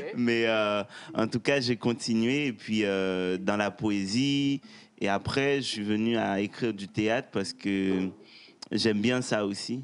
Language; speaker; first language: French; non-native, local second language; Haitian Creole